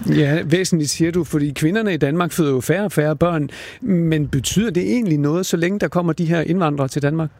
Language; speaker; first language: Danish; native; Danish